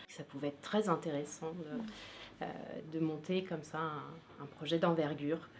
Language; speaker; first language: French; native; French